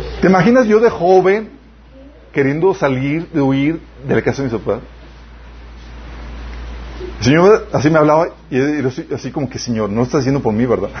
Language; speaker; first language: Spanish; native; Spanish